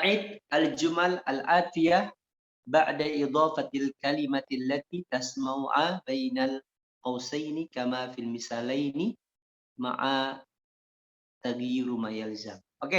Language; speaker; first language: Arabic; non-native, fluent; Indonesian